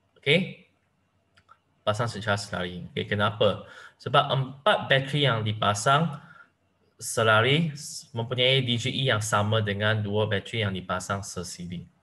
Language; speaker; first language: Malay; non-native, local second language; Chinese